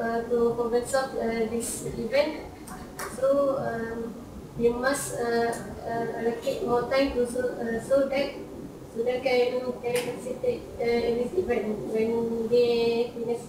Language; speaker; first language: English; non-native, learner; Malay